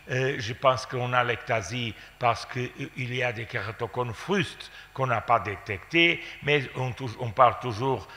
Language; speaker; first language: French; non-native, fluent; Portuguese